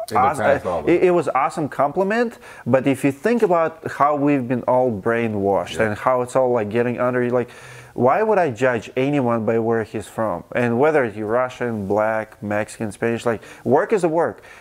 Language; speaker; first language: English; non-native, fluent; Russian